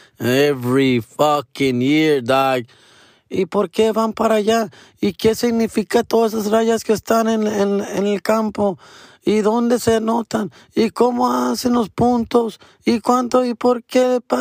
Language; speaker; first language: Spanish; early bilingual, other home language; English